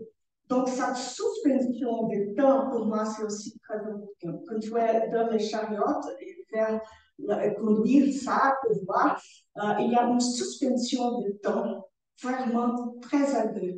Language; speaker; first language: French; non-native, learner; Portuguese